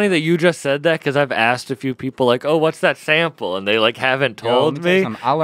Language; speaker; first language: English; native; English